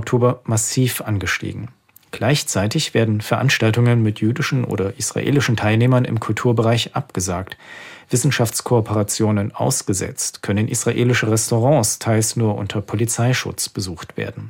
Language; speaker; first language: German; native; German